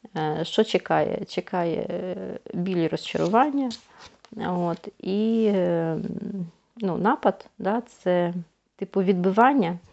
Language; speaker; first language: Ukrainian; non-native, local second language; Russian